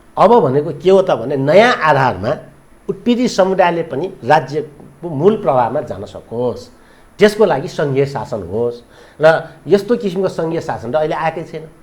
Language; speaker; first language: Nepali; non-native, local second language; Newari